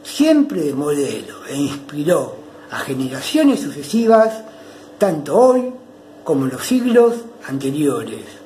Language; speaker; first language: Spanish; native; Spanish